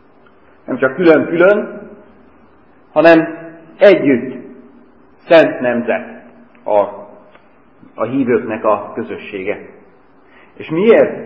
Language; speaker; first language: Hungarian; native; Hungarian